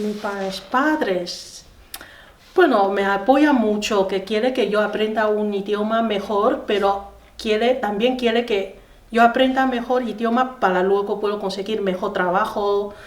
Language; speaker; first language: Spanish; non-native, learner; Chinese